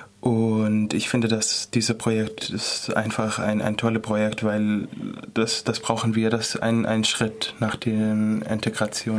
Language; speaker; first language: German; non-native, fluent; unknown